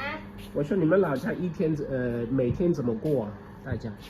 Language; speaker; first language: Chinese; non-native, fluent; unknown